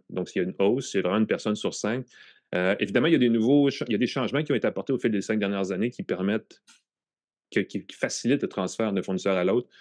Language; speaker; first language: French; native; French